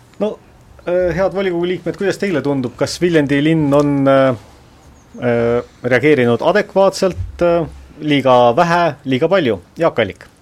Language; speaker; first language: Estonian; native; Estonian